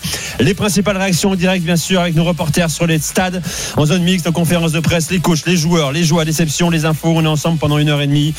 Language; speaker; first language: French; native; French